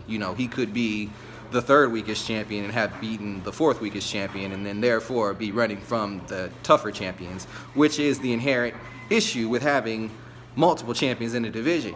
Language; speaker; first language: English; native; English